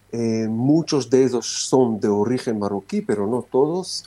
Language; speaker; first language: Spanish; non-native, fluent; Romanian